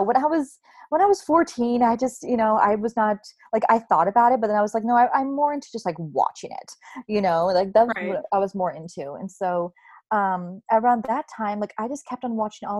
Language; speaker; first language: English; native; English